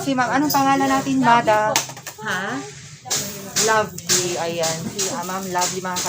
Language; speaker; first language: Filipino; native; Filipino